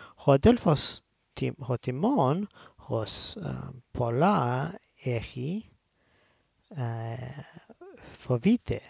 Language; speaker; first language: Greek; non-native, learner; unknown